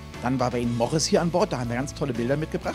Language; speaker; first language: German; native; German